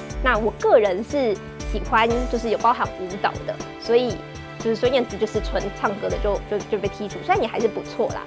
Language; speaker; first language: Chinese; native; Chinese